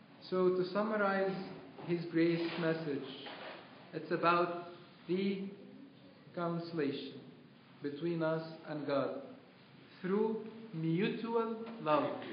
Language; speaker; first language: English; non-native, fluent; Arabic